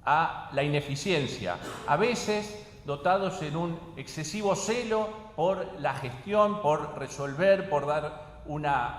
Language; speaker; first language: Spanish; native; Spanish